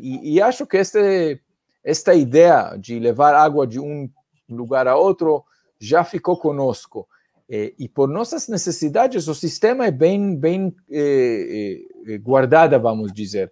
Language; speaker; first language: Portuguese; non-native, fluent; Hebrew